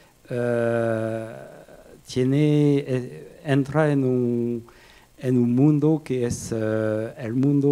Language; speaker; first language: Spanish; non-native, fluent; French